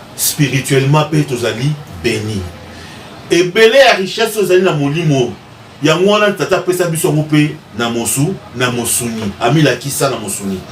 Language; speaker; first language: Lingala; non-native, local second language; Kongo